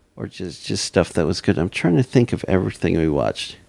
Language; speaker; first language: English; native; English